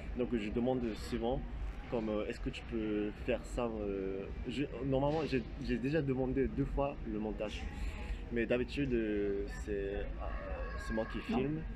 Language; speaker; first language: French; non-native, fluent; Japanese